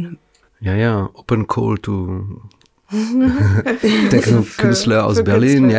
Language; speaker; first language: German; non-native, fluent; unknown